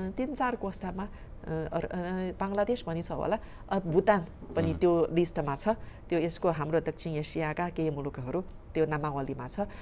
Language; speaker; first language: Nepali; non-native, fluent; Chinese